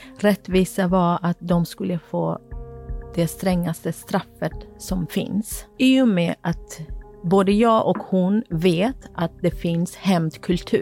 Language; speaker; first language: Swedish; non-native, fluent; Kurdish